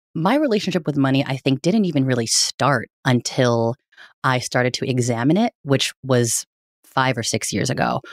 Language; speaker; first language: English; early bilingual, other home language; Filipino